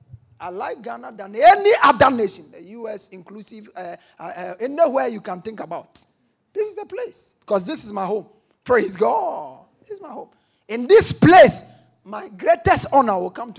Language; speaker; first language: English; non-native, local second language; Akan